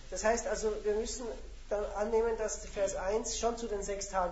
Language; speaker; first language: German; native; German